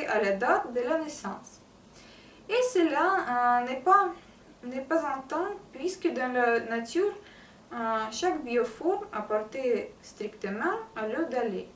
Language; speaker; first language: French; non-native, learner; Russian